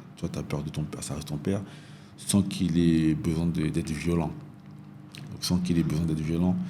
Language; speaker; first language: French; native; French